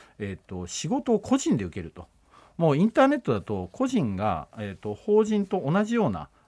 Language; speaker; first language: Japanese; native; Japanese